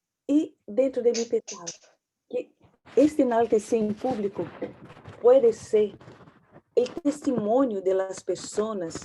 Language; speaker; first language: Portuguese; non-native, learner; Spanish